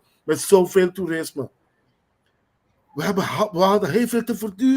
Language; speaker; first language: Dutch; non-native, local second language; Papiamento